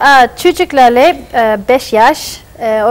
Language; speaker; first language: Turkish; non-native, learner; English